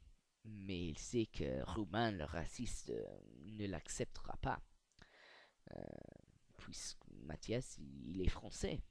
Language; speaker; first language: French; non-native, learner; English